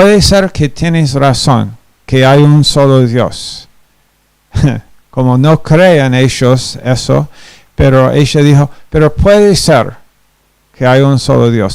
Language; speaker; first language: Spanish; non-native, fluent; English